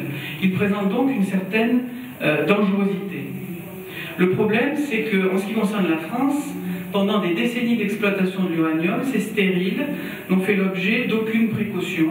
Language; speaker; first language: French; native; French